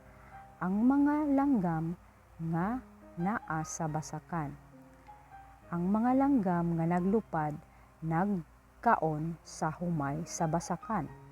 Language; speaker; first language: Cebuano; non-native, learner; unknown